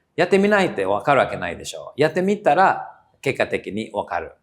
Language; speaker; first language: Japanese; non-native, fluent; Spanish